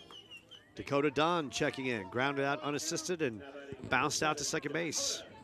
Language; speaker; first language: English; native; English